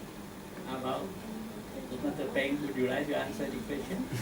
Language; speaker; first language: English; non-native, learner; Thai